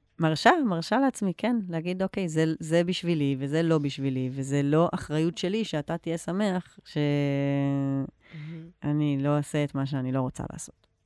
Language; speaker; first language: Hebrew; native; Hebrew